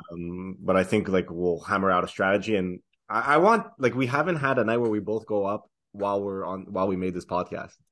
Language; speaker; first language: English; native; English